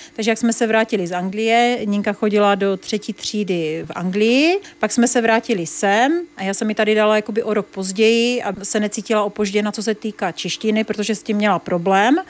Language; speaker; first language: Czech; native; Czech